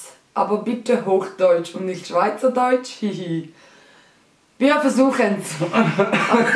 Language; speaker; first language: German; early bilingual, other home language; Albanian